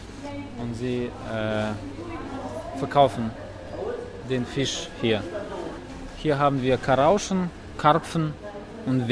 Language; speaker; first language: German; non-native, fluent; Russian